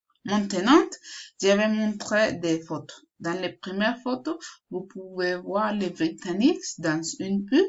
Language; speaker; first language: French; non-native, learner; Spanish